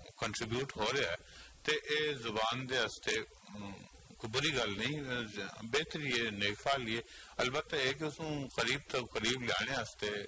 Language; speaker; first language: Punjabi; non-native, local second language; Northern Hindko